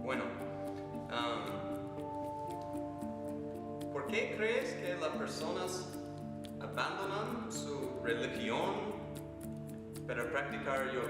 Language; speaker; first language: Spanish; non-native, fluent; English